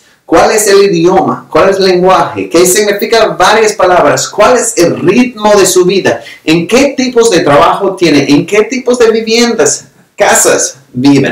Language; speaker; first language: Spanish; non-native, fluent; English